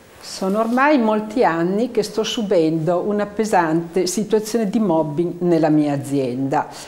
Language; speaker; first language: Italian; native; Italian